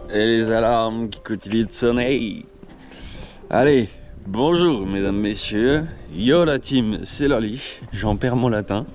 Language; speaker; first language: French; native; French